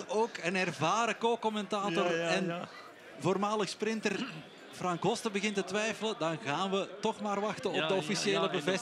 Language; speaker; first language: Dutch; native; Dutch